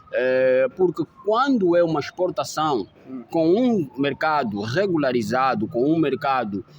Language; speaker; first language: Portuguese; native; Portuguese